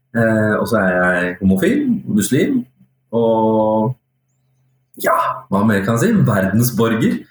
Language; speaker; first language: Norwegian; early bilingual, other home language; Urdu